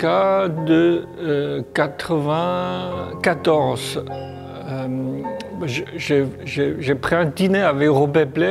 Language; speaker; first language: French; non-native, learner; Chinese